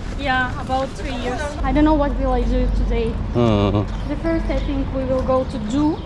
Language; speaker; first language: English; non-native, learner; Russian